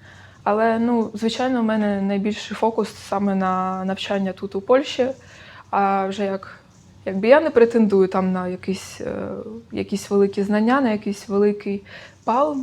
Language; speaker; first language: Ukrainian; native; Ukrainian